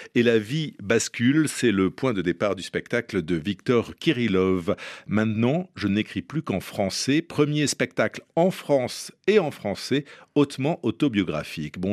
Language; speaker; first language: French; native; French